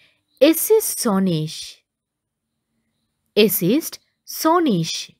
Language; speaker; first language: German; non-native, learner; Sinhala